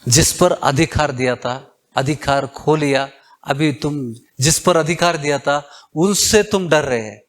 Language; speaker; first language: Hindi; non-native, local second language; Kannada